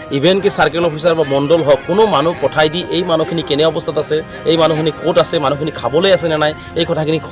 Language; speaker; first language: Assamese; non-native, local second language; Bangla